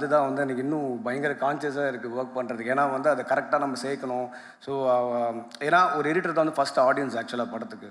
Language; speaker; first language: Tamil; native; Tamil